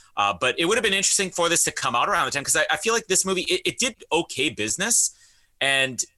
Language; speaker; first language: English; native; English